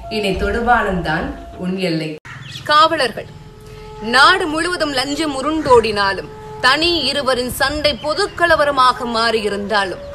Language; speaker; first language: Tamil; non-native, local second language; Telugu